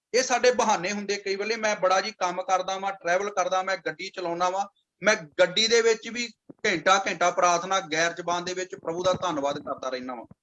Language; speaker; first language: Hindi; non-native, local second language; Punjabi